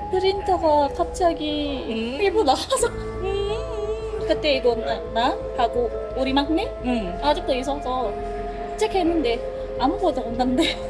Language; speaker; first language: Korean; non-native, learner; Indonesian